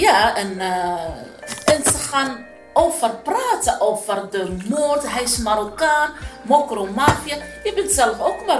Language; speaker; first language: Dutch; non-native, learner; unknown